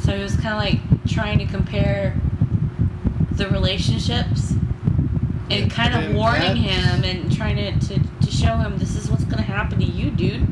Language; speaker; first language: English; native; English